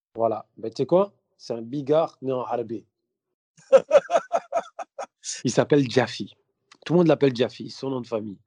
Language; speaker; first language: French; native; French